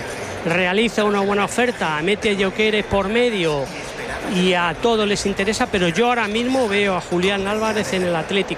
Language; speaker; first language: Spanish; native; Spanish